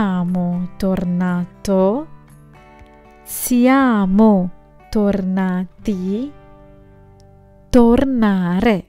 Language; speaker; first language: Italian; non-native, fluent; Sinhala